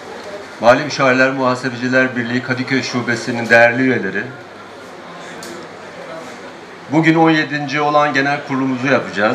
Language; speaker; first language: Turkish; native; Turkish